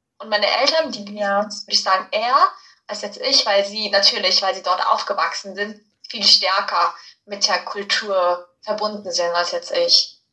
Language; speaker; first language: German; early bilingual, other home language; Punjabi